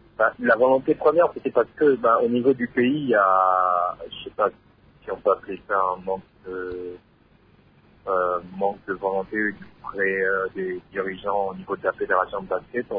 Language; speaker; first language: French; non-native, local second language; Lingala